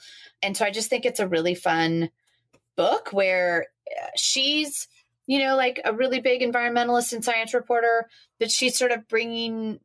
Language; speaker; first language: English; native; English